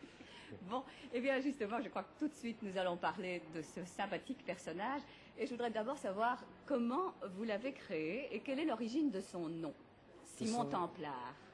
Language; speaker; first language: French; native; French